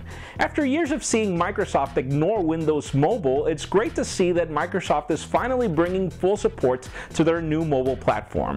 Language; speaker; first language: English; non-native, local second language; Spanish